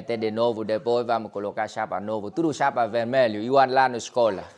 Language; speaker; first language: Portuguese; non-native, learner; Vietnamese